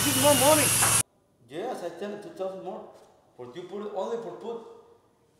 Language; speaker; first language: English; non-native, learner; Spanish